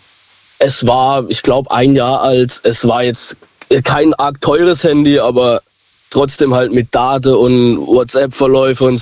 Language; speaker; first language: German; native; German